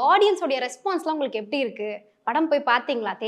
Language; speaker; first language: Tamil; native; Tamil